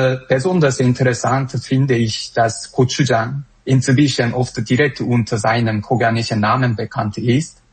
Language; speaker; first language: German; non-native, fluent; Korean